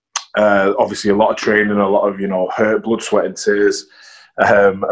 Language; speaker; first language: English; native; English